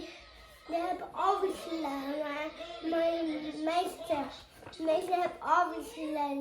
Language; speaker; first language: Dutch; early bilingual, other home language; Filipino